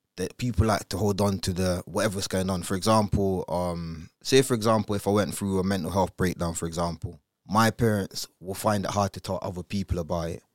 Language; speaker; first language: English; early bilingual, other home language; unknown